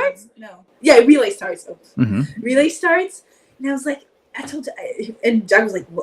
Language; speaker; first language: English; non-native, fluent; French